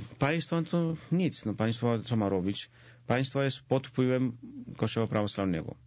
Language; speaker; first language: Polish; non-native, fluent; Georgian